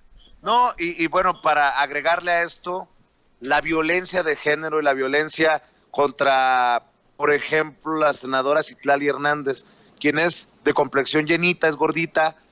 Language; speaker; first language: Spanish; native; Spanish